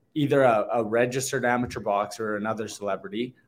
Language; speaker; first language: English; native; English